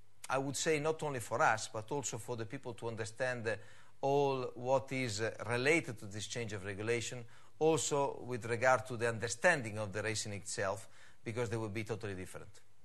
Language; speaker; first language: English; non-native, fluent; Italian